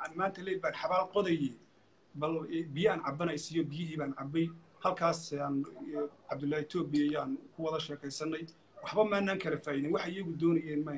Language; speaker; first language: Somali; native; Somali